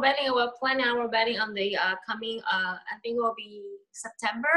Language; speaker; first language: English; non-native, fluent; Chinese